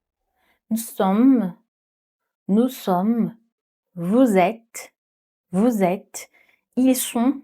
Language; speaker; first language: French; non-native, fluent; Portuguese